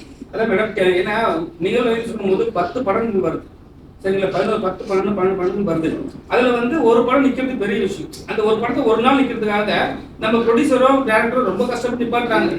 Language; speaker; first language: Tamil; native; Tamil